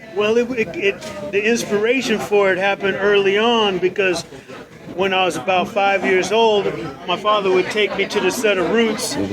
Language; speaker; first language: English; native; English